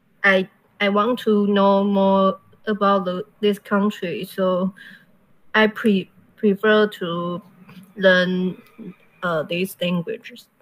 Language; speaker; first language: English; non-native, learner; Chinese